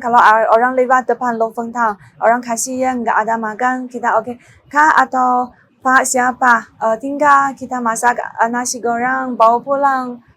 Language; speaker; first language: Indonesian; non-native, learner; Chinese